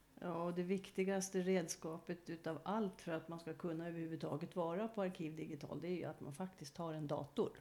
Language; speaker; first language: Swedish; native; Swedish